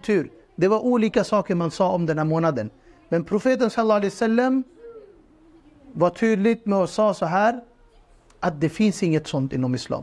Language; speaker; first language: Swedish; non-native, fluent; Urdu